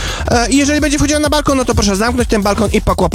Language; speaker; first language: Polish; native; Polish